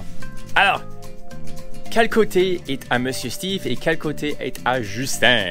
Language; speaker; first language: French; non-native, local second language; English